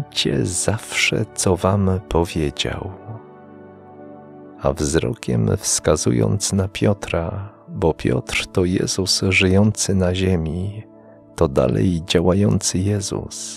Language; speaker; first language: Polish; native; Polish